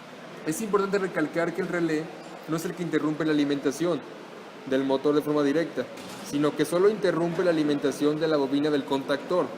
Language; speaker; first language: Spanish; native; Spanish